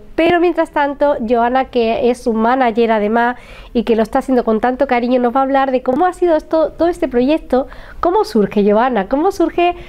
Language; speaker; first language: Spanish; native; Spanish